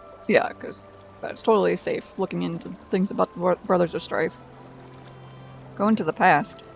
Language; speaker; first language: English; native; English